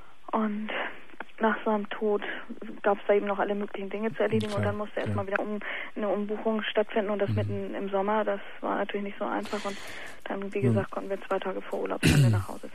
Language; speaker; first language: German; native; German